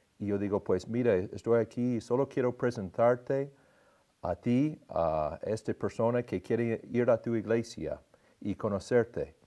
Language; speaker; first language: Spanish; non-native, fluent; English